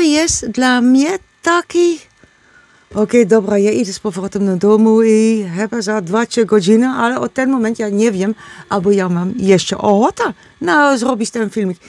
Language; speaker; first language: Polish; non-native, learner; Dutch